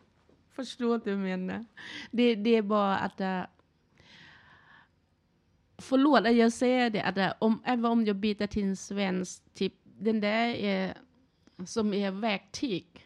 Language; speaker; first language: Swedish; non-native, learner; Thai